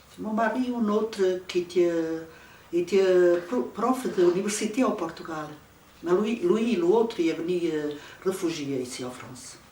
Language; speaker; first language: French; non-native, fluent; Portuguese